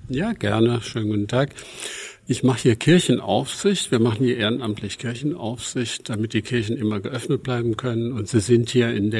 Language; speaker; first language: German; native; German